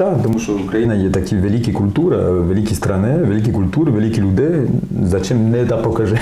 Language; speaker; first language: Ukrainian; non-native, learner; French